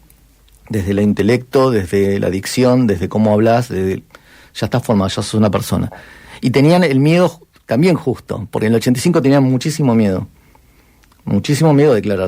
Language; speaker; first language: Spanish; native; Spanish